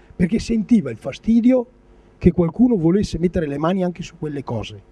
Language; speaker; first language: Italian; native; Italian